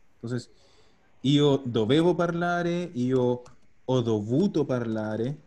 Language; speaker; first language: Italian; non-native, fluent; Spanish